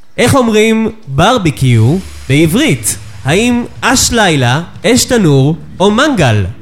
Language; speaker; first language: Hebrew; native; Hebrew